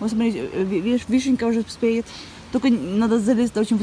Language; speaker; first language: Russian; native; Russian